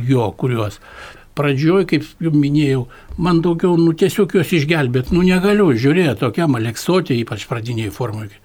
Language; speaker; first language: Lithuanian; native; Lithuanian